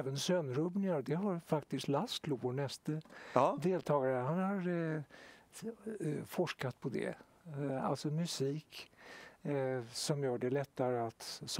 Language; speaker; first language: Swedish; native; Swedish